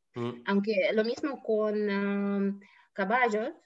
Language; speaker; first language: Spanish; non-native, fluent; Russian